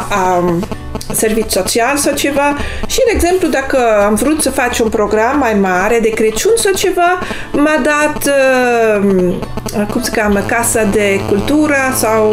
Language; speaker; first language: Romanian; non-native, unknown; Dutch